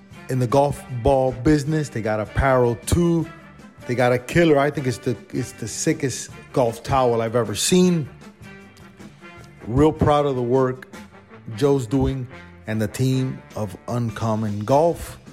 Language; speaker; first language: English; native; English